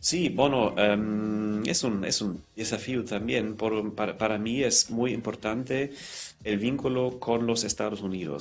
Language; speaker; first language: Spanish; non-native, fluent; German